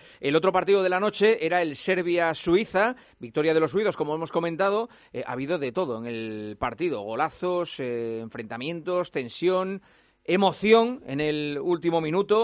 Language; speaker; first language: Spanish; native; Spanish